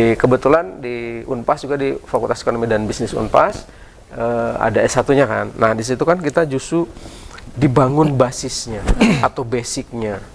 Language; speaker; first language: Indonesian; native; Indonesian